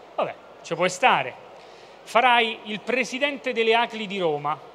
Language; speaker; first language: Italian; native; Italian